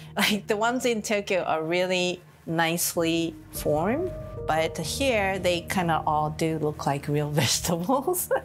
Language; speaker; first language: English; non-native, fluent; Japanese